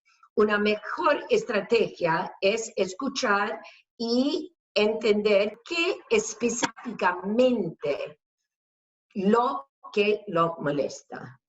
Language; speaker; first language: Spanish; non-native, fluent; English